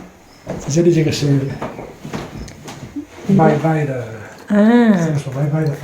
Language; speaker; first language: Chinese; non-native, fluent; Italian